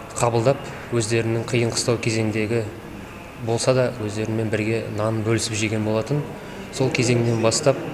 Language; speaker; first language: Kazakh; non-native, local second language; Russian